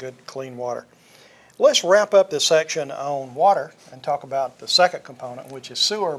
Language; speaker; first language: English; native; English